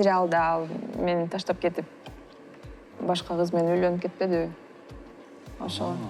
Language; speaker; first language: Kyrgyz; non-native, local second language; Russian